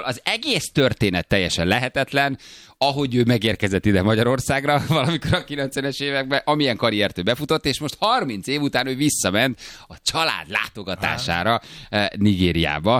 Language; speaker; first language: Hungarian; native; Hungarian